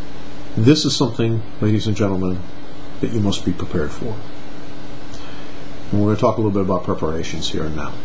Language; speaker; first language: English; native; English